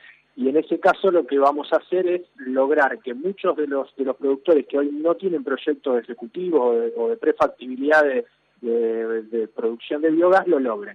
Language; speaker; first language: Spanish; native; Spanish